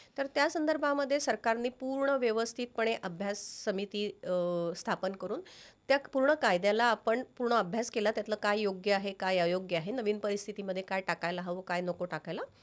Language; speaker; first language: Marathi; native; Marathi